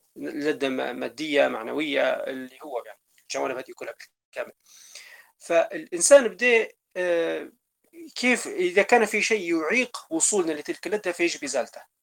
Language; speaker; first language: Arabic; native; Arabic